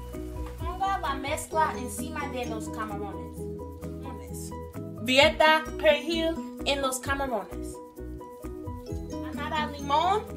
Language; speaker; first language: Spanish; non-native, learner; English